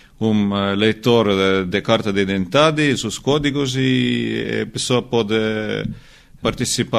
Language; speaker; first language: Portuguese; non-native, learner; Estonian